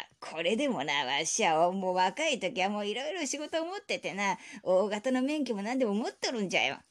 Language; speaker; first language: Japanese; native; Japanese